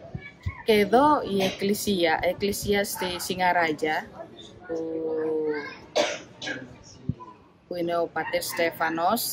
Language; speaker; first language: Greek; non-native, fluent; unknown